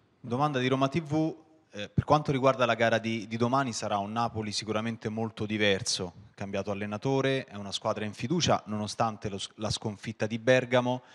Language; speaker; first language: Italian; native; Italian